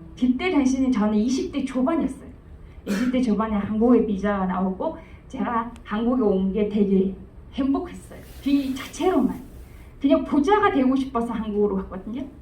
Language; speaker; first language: Korean; non-native, fluent; Mongolian